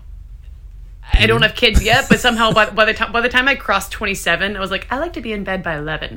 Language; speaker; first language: English; native; English